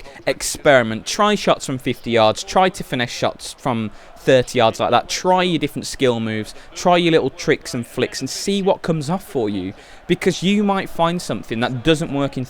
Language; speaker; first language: English; native; English